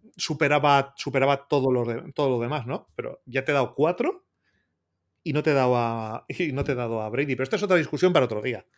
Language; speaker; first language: Spanish; native; Spanish